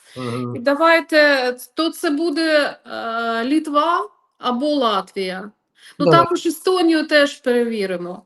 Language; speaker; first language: Ukrainian; non-native, local second language; Russian